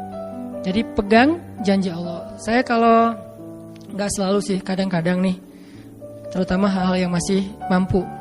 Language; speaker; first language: Indonesian; native; Indonesian